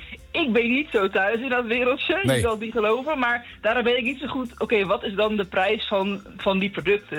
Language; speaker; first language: Dutch; native; Dutch